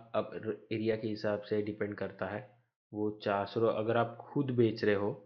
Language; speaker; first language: Hindi; non-native, local second language; Marathi